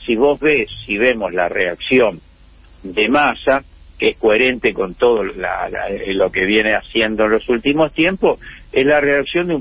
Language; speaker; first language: Spanish; native; Spanish